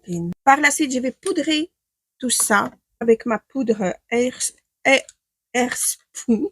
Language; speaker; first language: French; non-native, fluent; Ukrainian